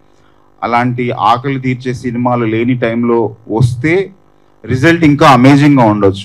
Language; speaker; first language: Telugu; native; Telugu